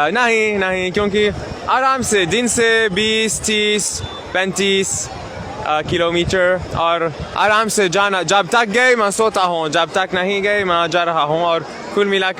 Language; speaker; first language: Hindi; non-native, learner; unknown